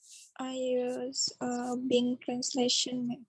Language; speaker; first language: English; non-native, learner; Indonesian